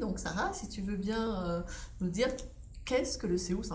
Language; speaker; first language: French; native; French